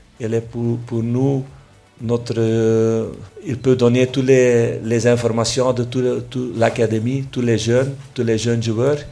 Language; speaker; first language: French; non-native, local second language; Dutch